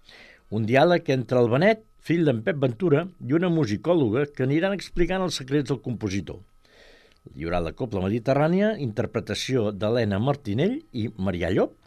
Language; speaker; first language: Catalan; native; Catalan